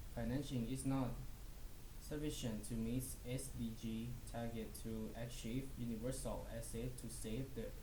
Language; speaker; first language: English; non-native, learner; Thai